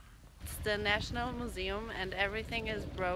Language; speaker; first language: English; non-native, fluent; German